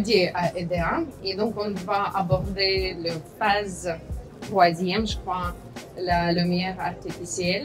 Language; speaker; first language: French; non-native, fluent; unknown